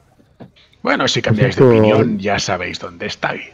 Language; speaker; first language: Spanish; native; Spanish